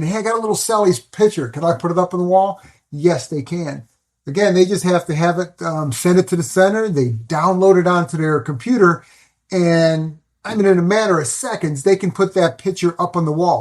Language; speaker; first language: English; native; English